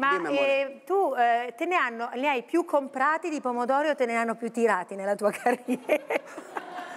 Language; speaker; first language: Italian; native; Italian